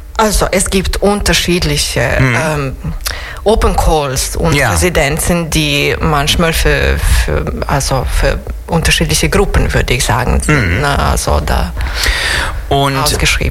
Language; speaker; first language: German; non-native, fluent; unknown